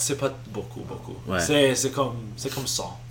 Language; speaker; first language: French; non-native, local second language; English